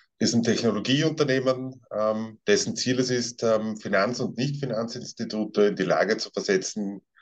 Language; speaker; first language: German; native; German